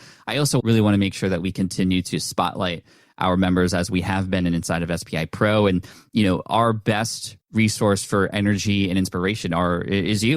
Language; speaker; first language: English; native; English